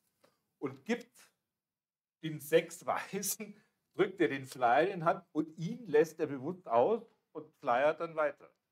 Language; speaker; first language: German; native; German